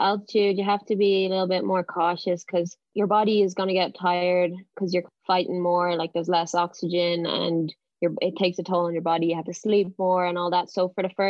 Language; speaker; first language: English; native; English